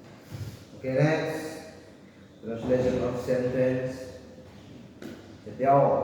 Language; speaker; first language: English; non-native, local second language; Indonesian